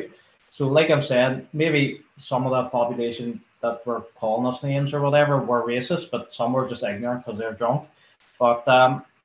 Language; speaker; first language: English; native; English